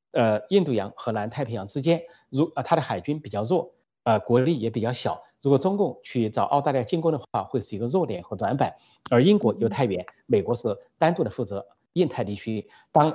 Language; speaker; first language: Chinese; native; Chinese